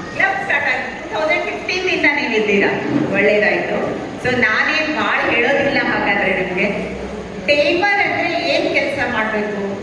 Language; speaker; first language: Kannada; native; Kannada